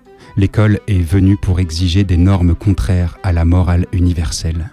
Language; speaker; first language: French; native; French